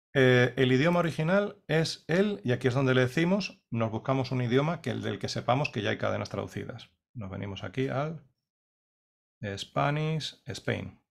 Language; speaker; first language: Spanish; native; Spanish